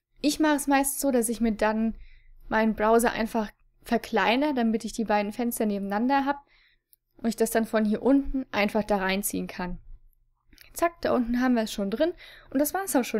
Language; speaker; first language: German; native; German